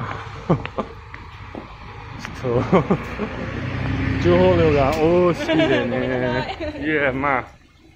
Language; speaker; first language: Japanese; non-native, learner; English